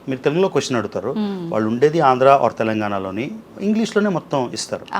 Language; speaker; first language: Telugu; native; Telugu